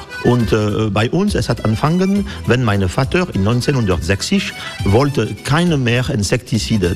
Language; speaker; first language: German; non-native, fluent; French